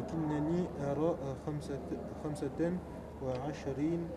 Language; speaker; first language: Arabic; non-native, learner; French